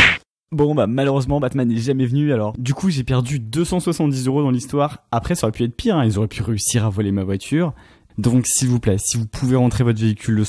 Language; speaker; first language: French; native; French